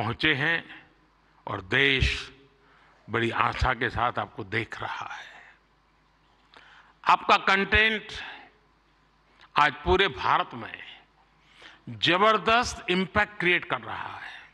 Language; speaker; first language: Hindi; non-native, local second language; Gujarati